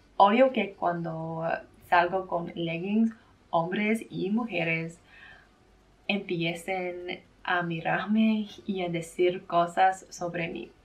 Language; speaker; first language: Spanish; non-native, learner; English